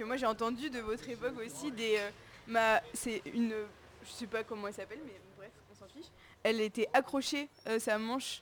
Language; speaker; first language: French; native; French